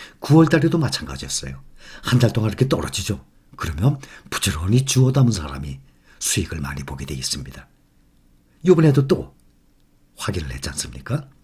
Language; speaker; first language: Korean; native; Korean